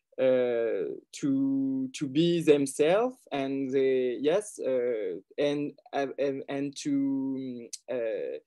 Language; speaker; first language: English; non-native, learner; French